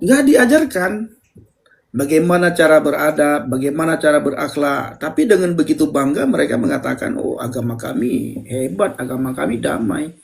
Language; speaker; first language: Indonesian; native; Indonesian